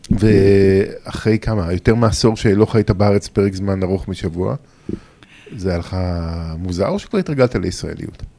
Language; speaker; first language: Hebrew; native; Hebrew